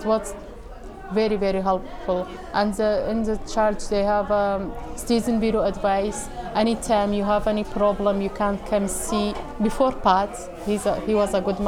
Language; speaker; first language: English; non-native, learner; Arabic